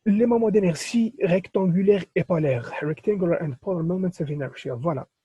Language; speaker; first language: French; non-native, local second language; Arabic